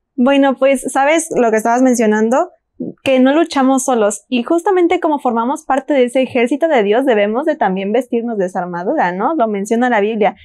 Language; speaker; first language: Spanish; native; Spanish